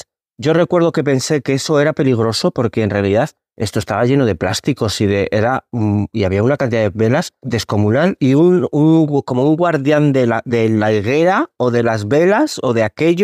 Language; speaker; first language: Spanish; native; Spanish